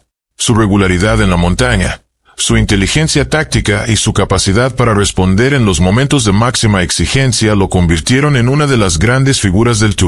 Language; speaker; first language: Spanish; native; Spanish